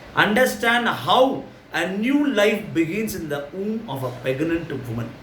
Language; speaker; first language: English; non-native, local second language; Telugu